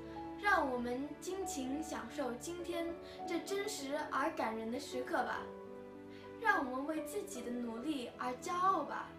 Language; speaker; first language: Chinese; early bilingual, heritage; Chinese